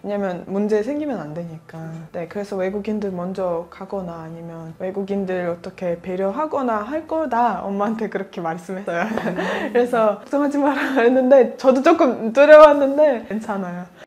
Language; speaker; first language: Korean; non-native, fluent; Russian